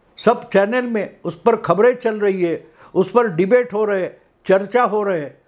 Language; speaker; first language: Hindi; non-native, local second language; Marathi